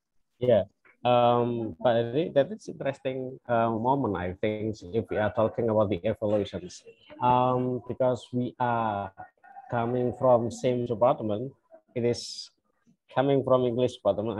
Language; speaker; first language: English; non-native, fluent; Indonesian